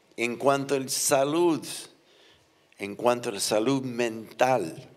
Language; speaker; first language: Spanish; non-native, fluent; English